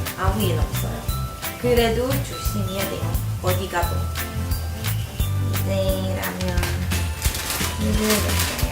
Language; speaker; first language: Korean; non-native, learner; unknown